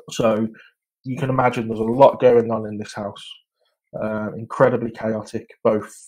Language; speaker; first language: English; native; English